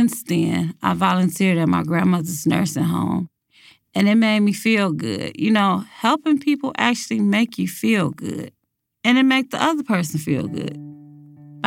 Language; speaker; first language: English; native; English